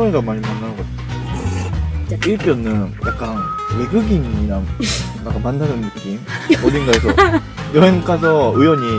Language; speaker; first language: Korean; non-native, fluent; Japanese